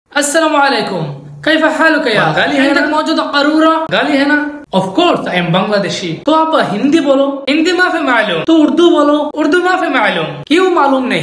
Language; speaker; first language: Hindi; non-native, learner; Bangla